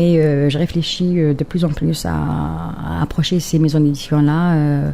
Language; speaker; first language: French; non-native, local second language; Arabic